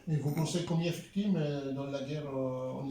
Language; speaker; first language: French; non-native, learner; Arabic